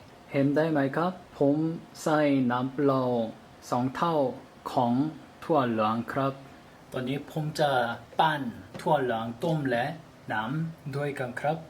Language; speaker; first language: Thai; non-native, learner; Korean